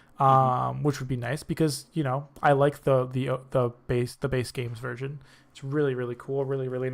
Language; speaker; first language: English; native; English